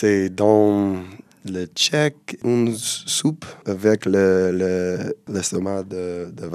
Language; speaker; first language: French; non-native, learner; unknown